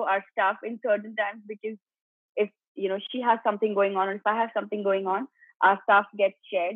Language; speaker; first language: English; non-native, local second language; Gujarati